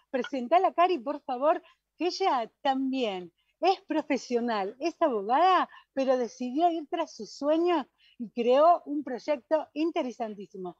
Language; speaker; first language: Spanish; native; Spanish